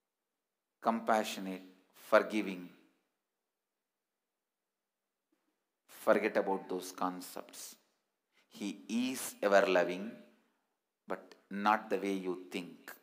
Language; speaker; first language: English; non-native, local second language; Tamil